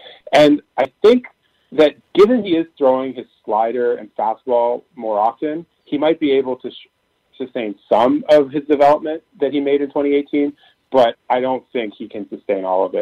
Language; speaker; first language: English; native; English